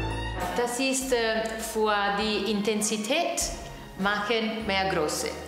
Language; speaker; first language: German; non-native, learner; Italian